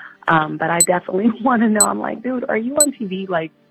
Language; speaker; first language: English; native; English